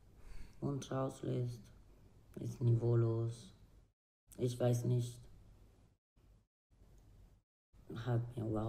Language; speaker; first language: German; non-native, learner; Spanish